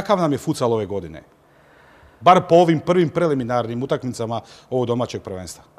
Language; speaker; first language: Croatian; native; Croatian